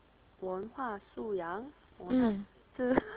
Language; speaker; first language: Chinese; non-native, learner; Korean